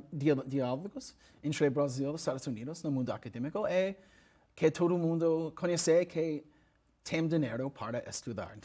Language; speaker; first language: Portuguese; non-native, learner; English